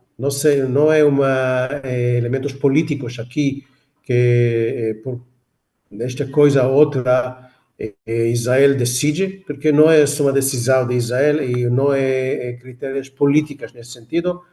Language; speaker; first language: Portuguese; non-native, fluent; Hebrew